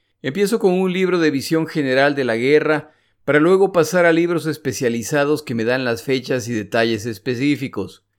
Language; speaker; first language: Spanish; native; Spanish